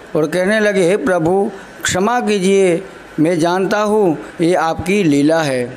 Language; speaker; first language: Hindi; non-native, local second language; Gujarati